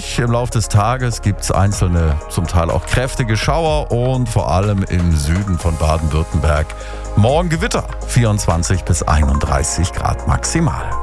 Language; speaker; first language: German; native; German